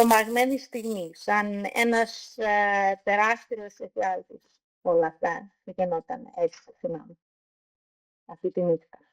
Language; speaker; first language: Greek; non-native, learner; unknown